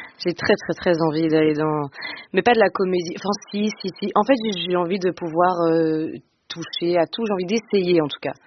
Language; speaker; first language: French; non-native, local second language; Dutch